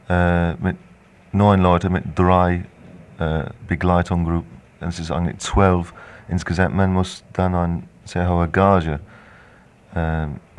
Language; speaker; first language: German; non-native, fluent; English